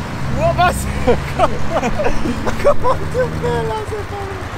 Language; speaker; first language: French; non-native, fluent; Italian